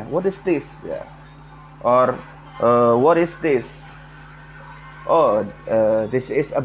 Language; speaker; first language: English; non-native, learner; Indonesian